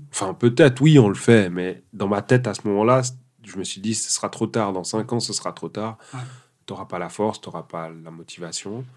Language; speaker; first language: French; early bilingual, other home language; Portuguese